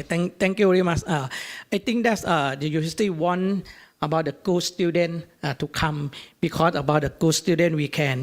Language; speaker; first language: English; non-native, learner; Thai